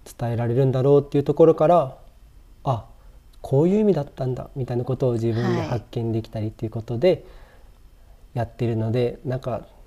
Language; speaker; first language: Japanese; native; Japanese